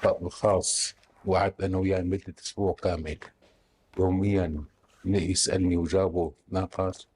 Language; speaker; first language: Arabic; native; Arabic